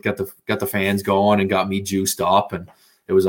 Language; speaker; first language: English; native; English